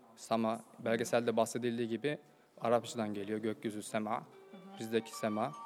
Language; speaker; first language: Turkish; native; Turkish